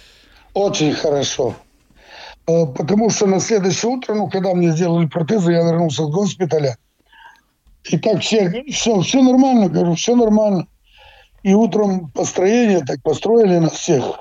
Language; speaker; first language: Russian; non-native, local second language; Ukrainian